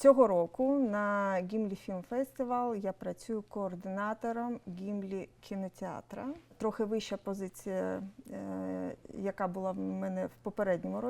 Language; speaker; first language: Ukrainian; non-native, local second language; Russian